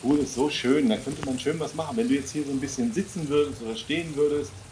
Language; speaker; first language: German; native; German